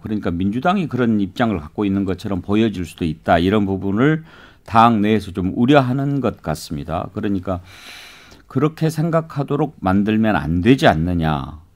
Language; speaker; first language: Korean; native; Korean